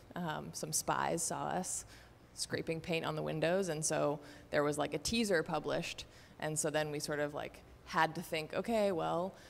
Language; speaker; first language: English; native; English